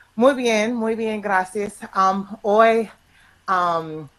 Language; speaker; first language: Spanish; non-native, learner; English